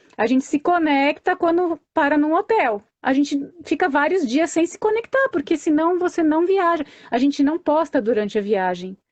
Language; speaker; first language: Portuguese; native; Portuguese